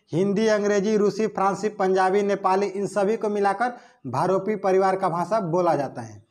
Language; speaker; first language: Hindi; native; Hindi